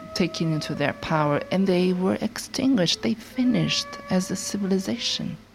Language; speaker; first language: English; non-native, fluent; Portuguese